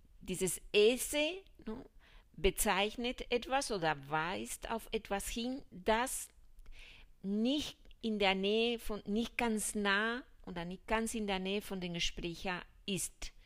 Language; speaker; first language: German; non-native, fluent; Spanish